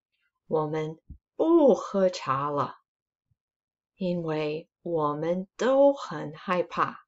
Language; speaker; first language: Chinese; non-native, fluent; English